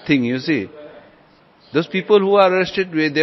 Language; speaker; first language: English; non-native, local second language; Cantonese